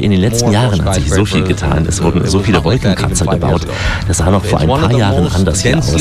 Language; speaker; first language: German; native; German